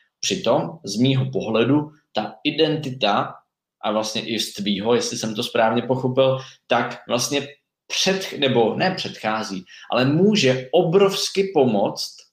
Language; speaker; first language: Czech; native; Czech